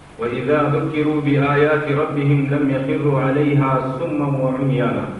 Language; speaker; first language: Urdu; native; Urdu